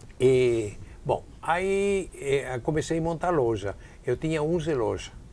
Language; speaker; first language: Portuguese; non-native, fluent; Italian